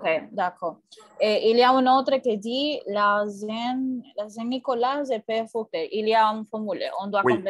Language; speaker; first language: French; non-native, learner; Spanish